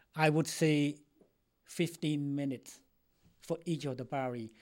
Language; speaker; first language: English; non-native, fluent; Khmer